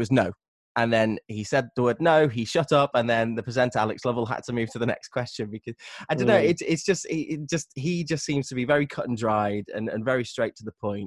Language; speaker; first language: English; native; English